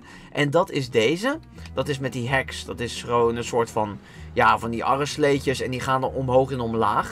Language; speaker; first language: Dutch; native; Dutch